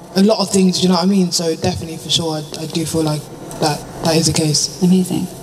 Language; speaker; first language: English; native; English